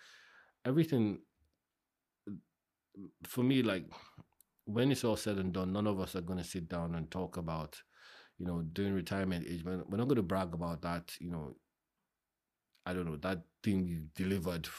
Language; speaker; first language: English; non-native, local second language; Yoruba